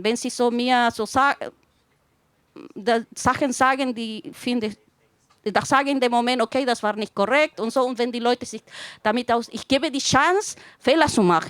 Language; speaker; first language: German; non-native, fluent; Spanish